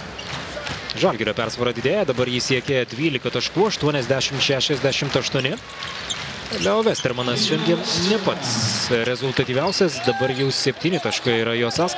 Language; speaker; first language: Lithuanian; native; Lithuanian